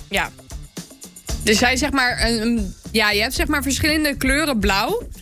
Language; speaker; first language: Dutch; native; Dutch